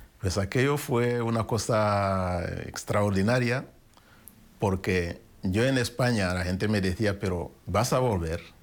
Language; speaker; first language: Spanish; non-native, fluent; Kinyarwanda